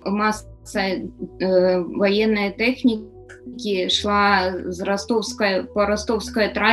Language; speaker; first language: Ukrainian; non-native, local second language; Russian